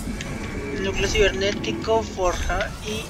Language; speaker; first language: Spanish; native; Spanish